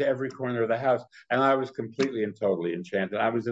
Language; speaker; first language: English; native; English